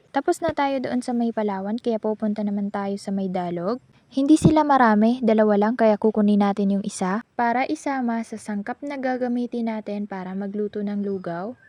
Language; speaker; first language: Filipino; non-native, local second language; Maranao